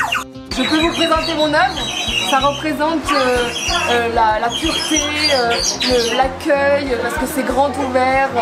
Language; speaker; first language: French; native; French